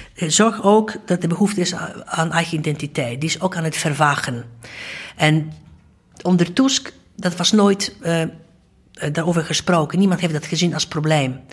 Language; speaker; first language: Dutch; non-native, fluent; Polish